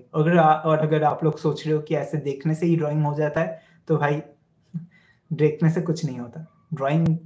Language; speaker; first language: Hindi; non-native, local second language; Bangla